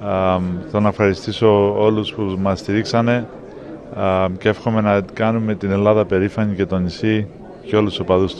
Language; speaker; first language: Greek; early bilingual, heritage; English